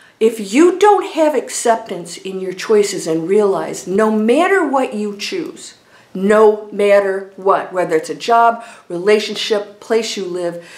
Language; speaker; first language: English; native; English